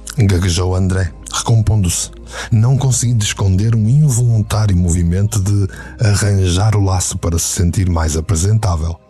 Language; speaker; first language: Portuguese; native; Portuguese